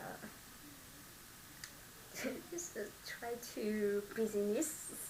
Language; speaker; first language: English; non-native, learner; Vietnamese